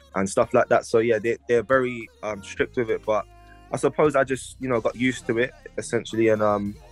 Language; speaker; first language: English; native; English